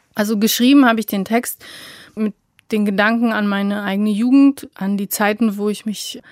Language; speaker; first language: German; early bilingual, other home language; Romanian